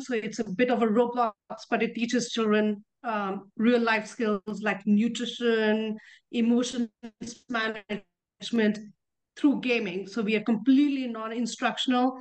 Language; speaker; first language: English; non-native, local second language; Hindi